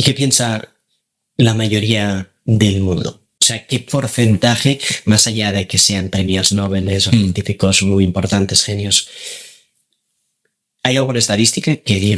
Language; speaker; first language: Spanish; native; Spanish